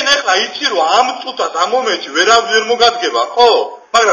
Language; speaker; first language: Georgian; native; Georgian